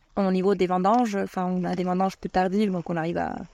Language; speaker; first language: French; non-native, fluent; Spanish